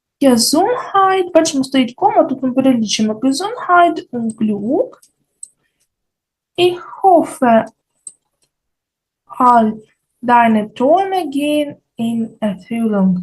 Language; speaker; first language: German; non-native, fluent; Ukrainian